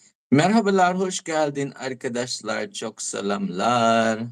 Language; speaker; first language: Turkish; non-native, learner; Filipino